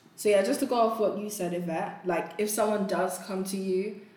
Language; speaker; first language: English; non-native, local second language; Akan